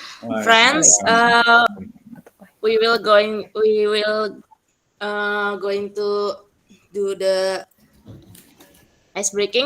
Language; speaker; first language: English; non-native, learner; Indonesian